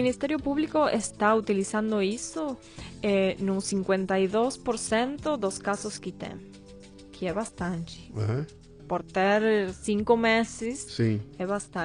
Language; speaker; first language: Portuguese; non-native, fluent; Spanish